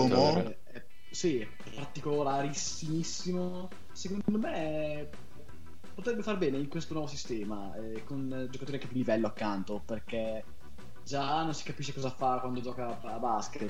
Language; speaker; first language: Italian; native; Italian